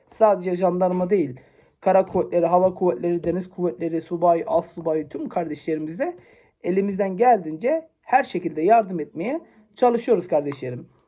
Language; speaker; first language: Turkish; native; Turkish